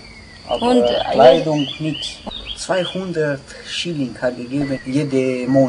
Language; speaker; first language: German; non-native, learner; Romanian